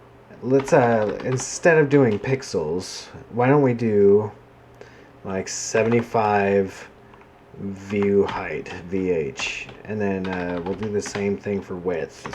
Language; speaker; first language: English; native; English